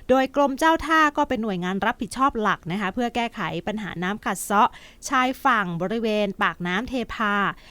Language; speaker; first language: Thai; native; Thai